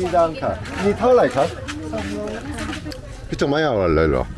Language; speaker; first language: Thai; non-native, learner; Korean